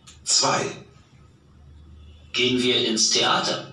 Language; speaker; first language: German; non-native, learner; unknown